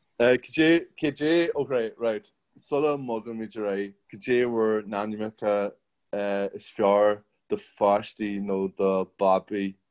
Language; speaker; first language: Irish; non-native, local second language; English